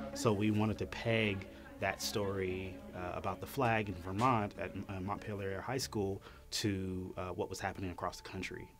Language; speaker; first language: English; native; English